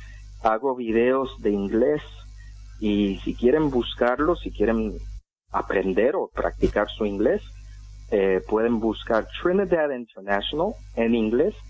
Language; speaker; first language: Spanish; non-native, fluent; English